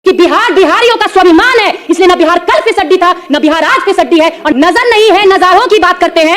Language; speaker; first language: Hindi; native; Hindi